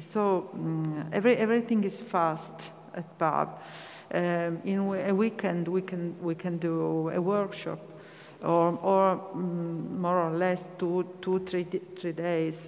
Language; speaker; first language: English; non-native, learner; Italian